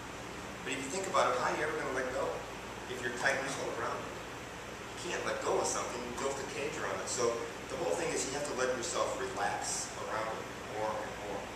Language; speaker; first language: English; native; English